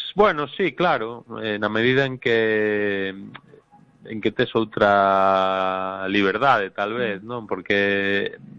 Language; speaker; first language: Galician; native; Galician